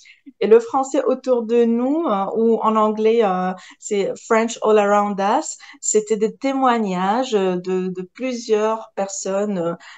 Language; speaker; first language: French; non-native, local second language; Arabic